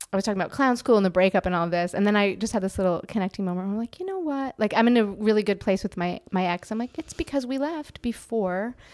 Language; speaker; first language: English; native; English